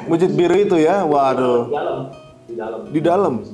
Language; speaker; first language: Indonesian; native; Indonesian